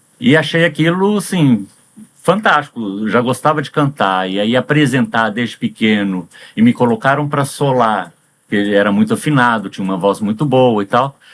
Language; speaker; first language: Portuguese; early bilingual, heritage; Portuguese